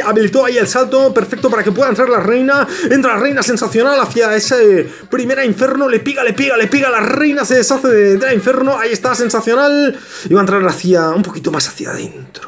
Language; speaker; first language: Spanish; native; Spanish